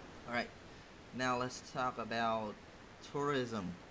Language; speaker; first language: English; non-native, fluent; Vietnamese